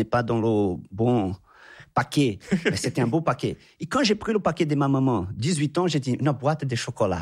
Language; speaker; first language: French; non-native, fluent; Portuguese